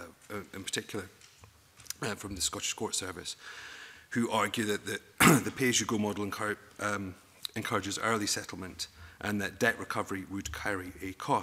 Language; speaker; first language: English; native; English